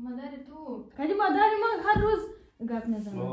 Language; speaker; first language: Persian; non-native, learner; German